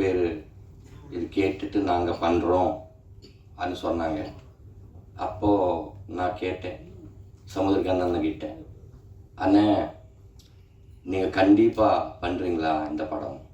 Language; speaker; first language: Tamil; non-native, learner; Telugu